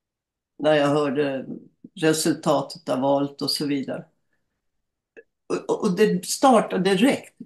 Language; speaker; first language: Swedish; native; Swedish